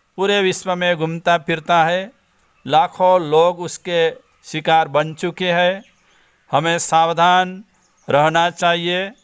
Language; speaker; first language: Hindi; non-native, local second language; Gujarati